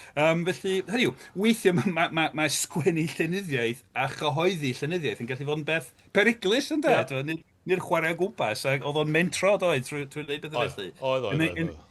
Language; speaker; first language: Welsh; native; Welsh